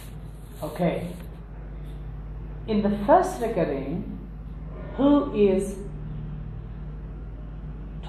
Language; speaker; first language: English; non-native, local second language; Nepali